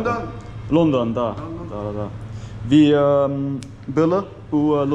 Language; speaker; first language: Russian; non-native, learner; English